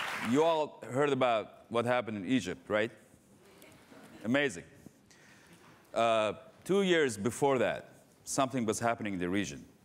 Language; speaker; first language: English; non-native, fluent; Persian